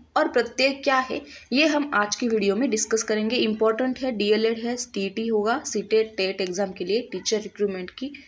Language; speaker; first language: Hindi; non-native, local second language; Marathi